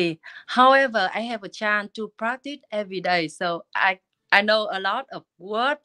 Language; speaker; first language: English; non-native, learner; Vietnamese